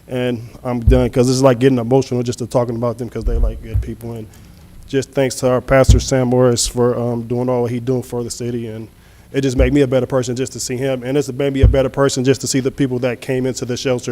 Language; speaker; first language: English; native; English